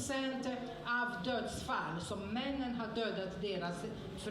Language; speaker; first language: Swedish; non-native, fluent; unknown